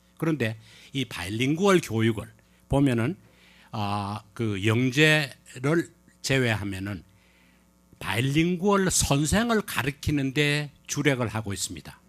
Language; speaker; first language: Korean; native; Korean